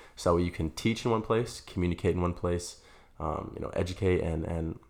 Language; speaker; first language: English; native; English